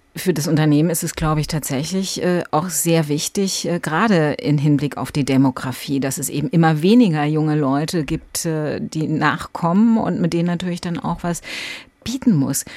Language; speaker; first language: German; native; German